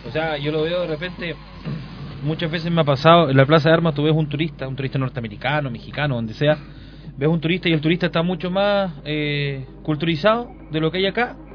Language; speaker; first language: Spanish; native; Spanish